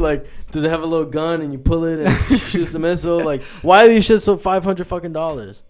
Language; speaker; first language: English; early bilingual, other home language; Spanish